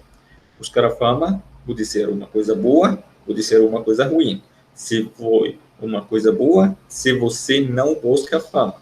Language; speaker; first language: Portuguese; non-native, fluent; Arabic